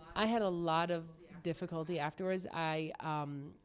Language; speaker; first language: English; native; English